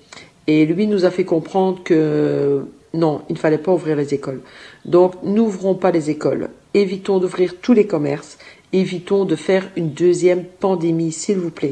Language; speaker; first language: French; native; French